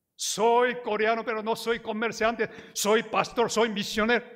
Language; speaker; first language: Spanish; non-native, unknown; Korean